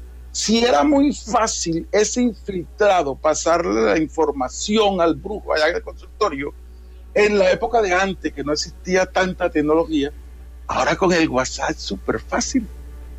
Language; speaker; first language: Spanish; native; Spanish